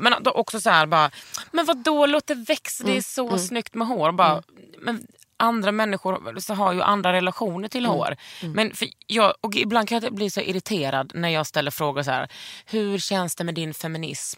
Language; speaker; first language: Swedish; native; Swedish